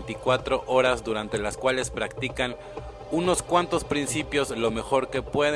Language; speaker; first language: Spanish; native; Spanish